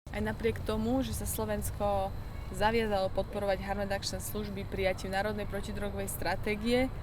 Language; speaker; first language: Slovak; native; Slovak